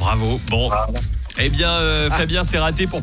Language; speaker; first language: French; native; French